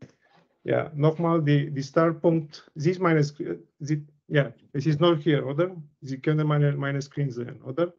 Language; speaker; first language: German; non-native, learner; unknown